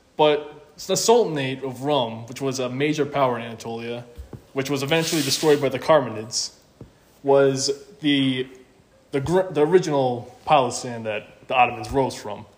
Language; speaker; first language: English; native; English